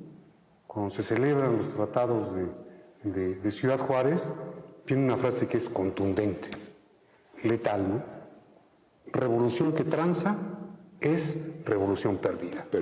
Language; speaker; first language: Spanish; native; Spanish